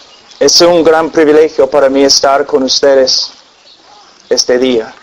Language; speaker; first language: Spanish; non-native, fluent; English